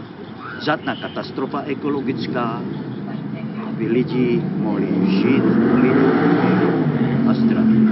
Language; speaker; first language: Czech; non-native, fluent; Indonesian